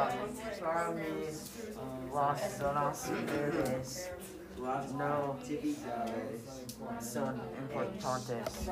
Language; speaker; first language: Spanish; non-native, learner; English